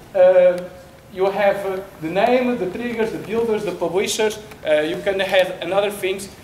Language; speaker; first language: English; non-native, learner; Portuguese